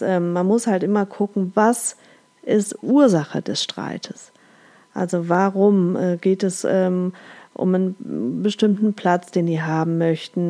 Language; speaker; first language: German; native; German